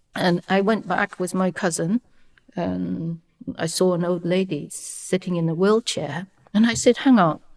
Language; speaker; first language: English; non-native, fluent; Chinese